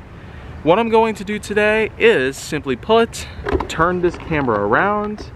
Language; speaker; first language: English; native; English